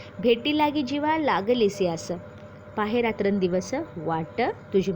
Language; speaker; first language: Hindi; non-native, local second language; Marathi